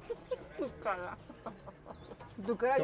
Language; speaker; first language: Spanish; native; Spanish